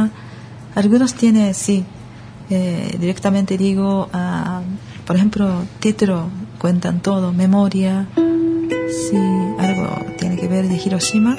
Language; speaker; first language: Spanish; non-native, learner; Japanese